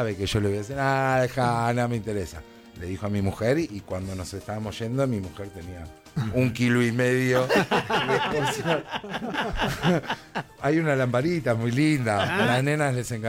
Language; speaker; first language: Spanish; native; Spanish